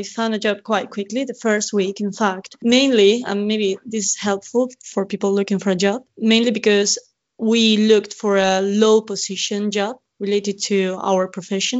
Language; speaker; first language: English; non-native, fluent; Spanish